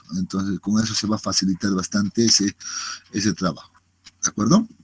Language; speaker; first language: Spanish; native; Spanish